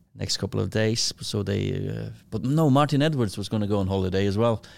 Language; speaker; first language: English; non-native, fluent; Norwegian